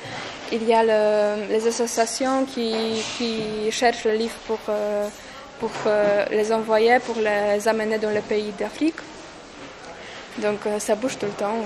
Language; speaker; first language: French; non-native, fluent; Polish